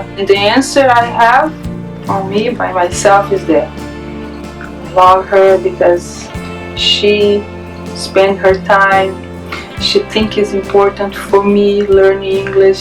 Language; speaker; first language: English; non-native, learner; Portuguese